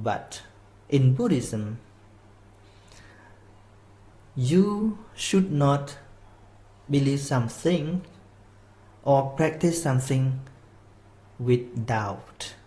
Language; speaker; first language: English; non-native, fluent; Khmer